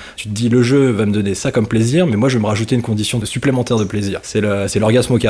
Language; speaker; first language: French; native; French